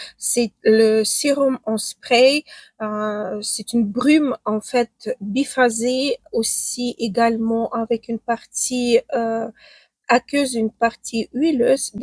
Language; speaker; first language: French; non-native, fluent; Ukrainian